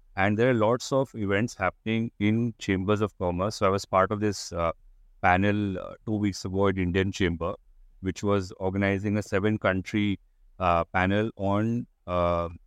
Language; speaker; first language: English; non-native, local second language; Hindi